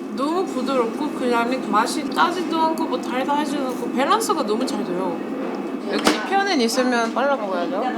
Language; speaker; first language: Korean; non-native, fluent; French